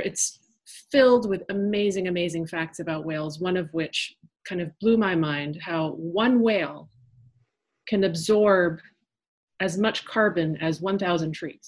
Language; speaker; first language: English; early bilingual, other home language; French